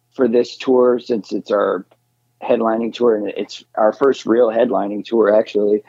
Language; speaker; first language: English; native; English